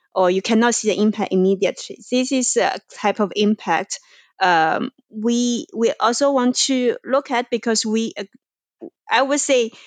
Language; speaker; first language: English; non-native, fluent; Chinese